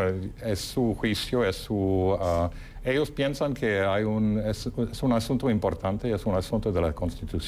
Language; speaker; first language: Spanish; non-native, fluent; English